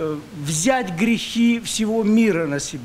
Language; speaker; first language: Russian; native; Russian